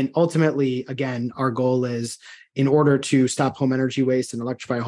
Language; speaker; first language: English; native; English